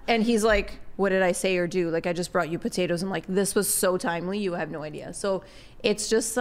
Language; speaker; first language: English; native; English